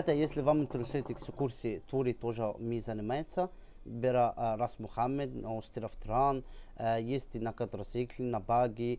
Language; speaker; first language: Russian; non-native, learner; Arabic